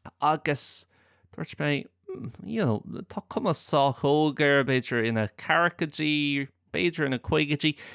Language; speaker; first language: Irish; non-native, local second language; English